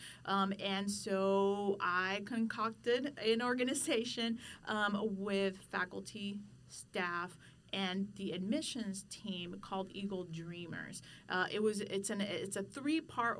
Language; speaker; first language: English; non-native, fluent; Spanish